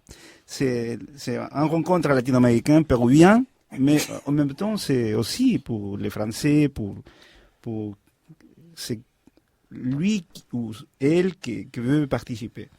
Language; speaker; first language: French; non-native, fluent; Spanish